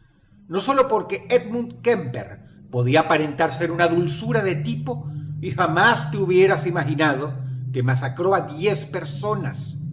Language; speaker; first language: Spanish; native; Spanish